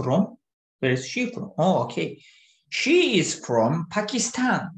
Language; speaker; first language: English; non-native, fluent; Turkish